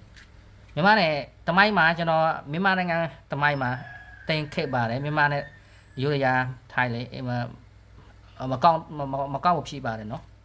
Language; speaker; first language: Burmese; non-native, learner; Khmer